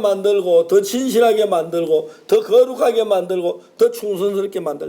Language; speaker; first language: Korean; native; Korean